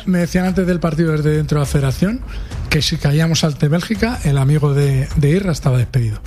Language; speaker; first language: Spanish; native; Spanish